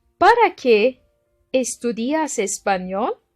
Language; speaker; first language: Spanish; non-native, fluent; Turkish